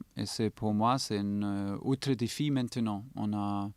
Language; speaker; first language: French; non-native, fluent; German